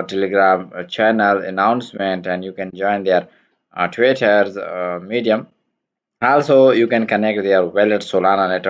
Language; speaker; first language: English; non-native, learner; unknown